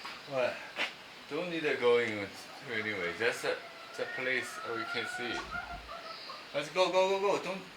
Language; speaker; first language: English; non-native, learner; Korean